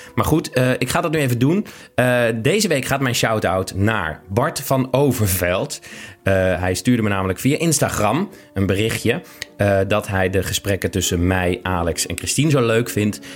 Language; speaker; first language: Dutch; native; Dutch